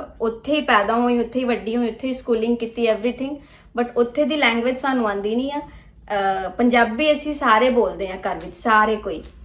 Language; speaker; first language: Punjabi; early bilingual, heritage; Punjabi